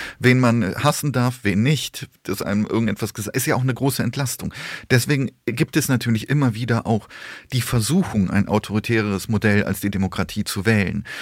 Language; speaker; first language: German; early bilingual, other home language; Polish